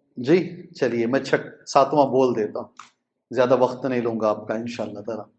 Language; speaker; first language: Urdu; native; Urdu